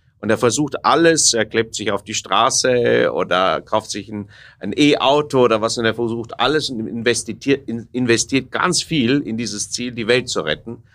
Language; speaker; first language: German; native; German